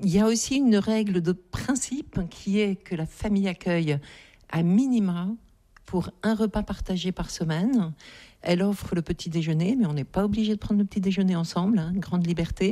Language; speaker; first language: French; native; French